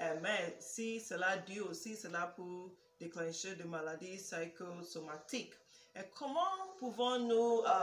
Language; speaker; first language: French; non-native, learner; English